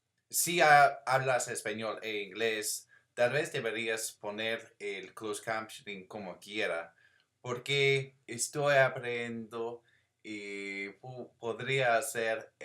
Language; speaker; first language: Spanish; non-native, learner; English